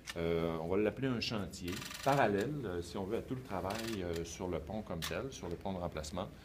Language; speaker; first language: French; native; French